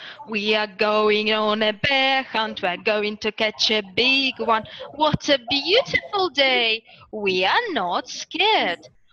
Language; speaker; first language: English; non-native, fluent; Russian